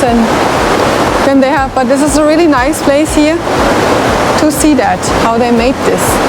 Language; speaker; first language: English; non-native, learner; German